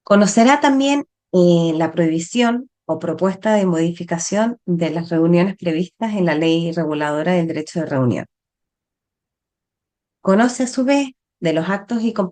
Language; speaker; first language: Spanish; native; Spanish